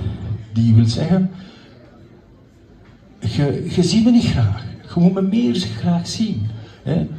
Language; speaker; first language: Dutch; early bilingual, other home language; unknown